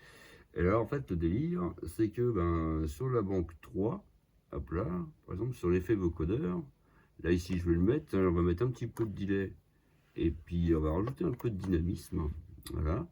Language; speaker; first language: French; native; French